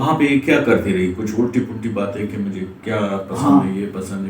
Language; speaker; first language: Urdu; native; Urdu